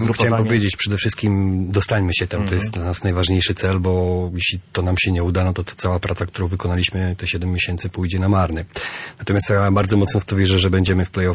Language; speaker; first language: Polish; native; Polish